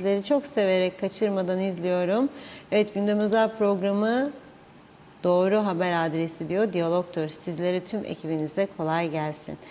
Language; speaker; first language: Turkish; native; Turkish